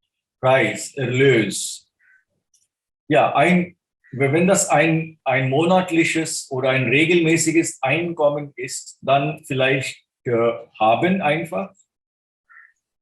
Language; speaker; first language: German; non-native, fluent; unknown